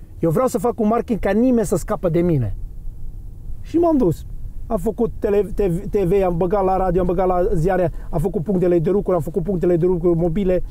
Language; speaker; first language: Romanian; non-native, fluent; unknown